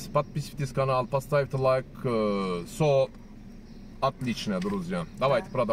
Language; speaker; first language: Russian; non-native, learner; Turkish